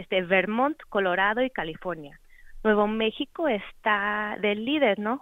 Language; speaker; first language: Spanish; native; Spanish